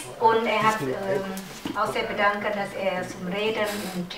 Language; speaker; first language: German; non-native, learner; Lao